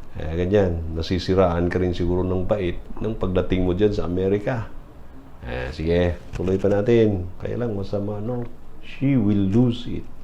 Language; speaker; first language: Filipino; non-native, local second language; Cebuano